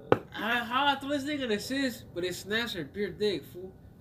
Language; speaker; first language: English; early bilingual, other home language; Spanish